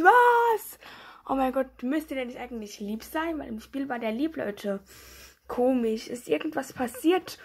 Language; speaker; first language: German; native; German